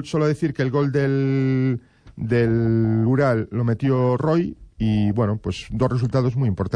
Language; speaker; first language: Spanish; native; Spanish